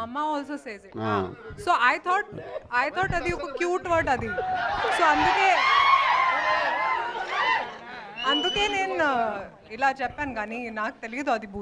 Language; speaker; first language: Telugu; non-native, learner; Hindi